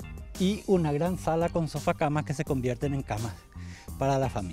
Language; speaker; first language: Spanish; native; Spanish